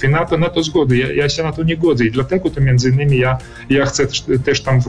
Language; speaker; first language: Polish; early bilingual, heritage; Polish